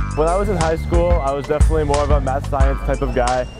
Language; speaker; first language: English; native; English